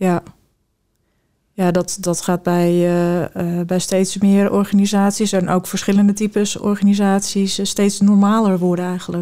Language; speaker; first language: Dutch; native; Dutch